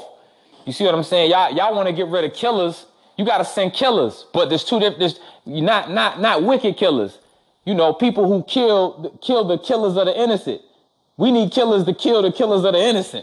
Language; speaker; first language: English; non-native, local second language; Shona